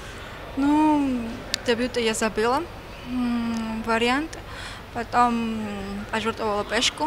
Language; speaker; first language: Russian; non-native, learner; Georgian